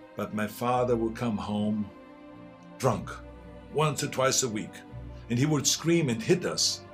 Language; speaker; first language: English; non-native, fluent; German